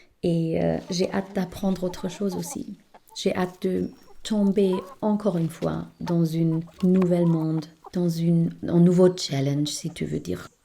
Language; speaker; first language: French; non-native, fluent; German